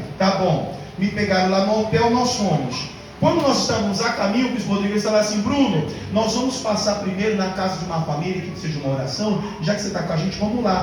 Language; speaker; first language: Portuguese; native; Portuguese